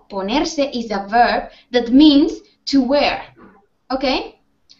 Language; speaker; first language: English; non-native, fluent; Spanish